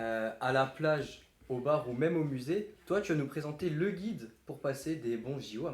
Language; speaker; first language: French; native; French